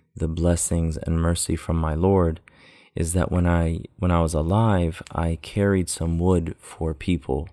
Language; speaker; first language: English; native; English